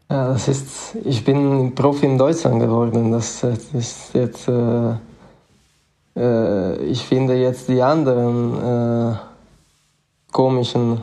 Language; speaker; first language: German; non-native, fluent; Italian